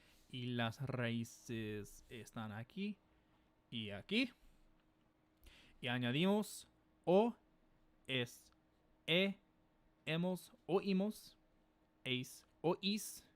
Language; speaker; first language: Spanish; non-native, fluent; English